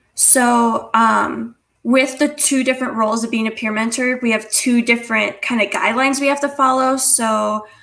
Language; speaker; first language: English; native; English